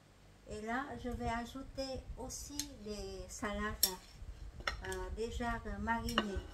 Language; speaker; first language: French; non-native, fluent; Vietnamese